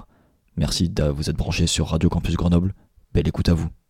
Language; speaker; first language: French; native; French